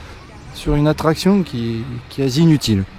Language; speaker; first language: French; native; French